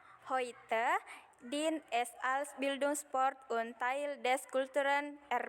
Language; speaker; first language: German; non-native, learner; Indonesian